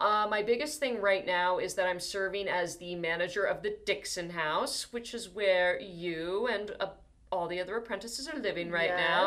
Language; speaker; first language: English; native; English